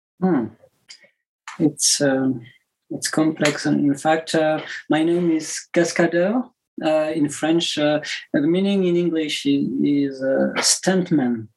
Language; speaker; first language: English; non-native, learner; French